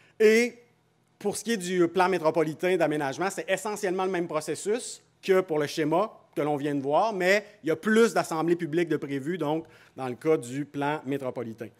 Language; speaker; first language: French; native; French